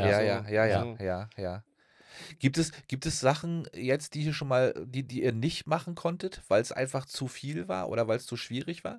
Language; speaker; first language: German; native; German